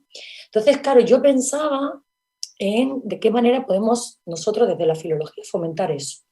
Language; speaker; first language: Spanish; native; Spanish